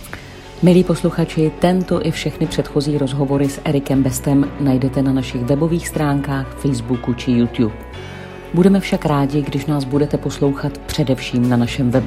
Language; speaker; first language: Czech; native; Czech